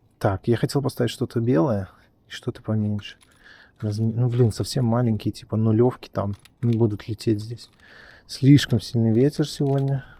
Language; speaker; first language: Russian; native; Russian